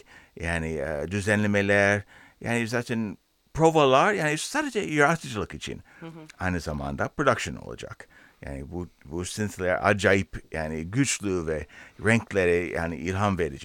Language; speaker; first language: Turkish; non-native, learner; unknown